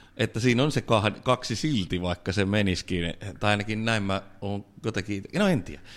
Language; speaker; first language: Finnish; native; Finnish